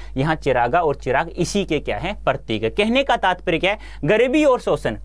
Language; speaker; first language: Hindi; native; Hindi